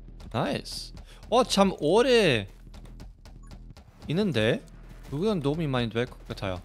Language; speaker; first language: Korean; non-native, fluent; German